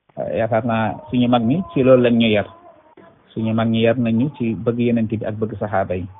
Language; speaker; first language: Wolof; non-native, local second language; Fula